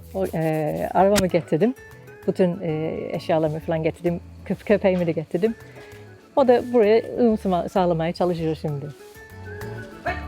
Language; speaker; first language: Turkish; non-native, fluent; English